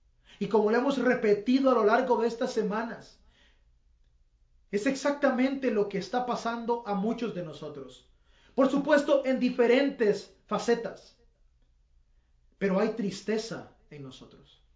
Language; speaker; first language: Spanish; native; Spanish